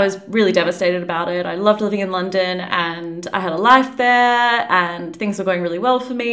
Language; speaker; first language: English; native; English